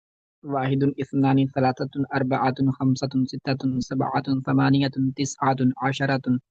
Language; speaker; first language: Arabic; non-native, learner; Urdu